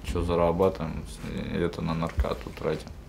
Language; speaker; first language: Russian; native; Russian